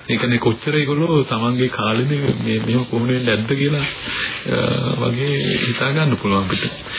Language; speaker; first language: Sinhala; native; Sinhala